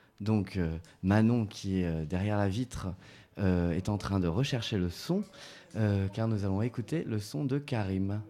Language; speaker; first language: French; native; French